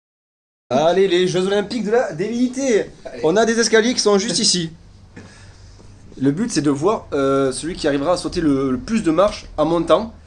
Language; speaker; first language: French; native; French